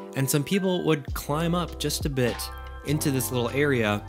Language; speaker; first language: English; native; English